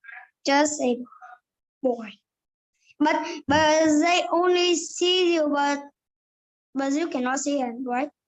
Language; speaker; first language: English; non-native, learner; Vietnamese